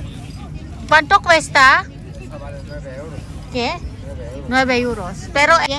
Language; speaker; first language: Spanish; non-native, learner; Filipino